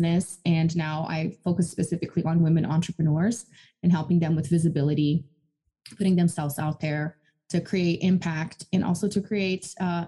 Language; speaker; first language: English; non-native, fluent; Portuguese